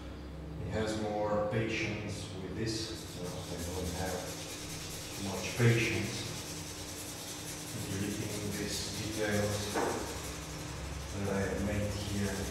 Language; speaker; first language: English; non-native, fluent; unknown